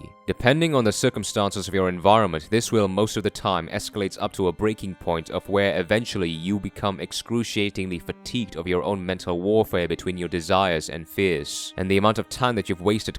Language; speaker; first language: English; non-native, fluent; Korean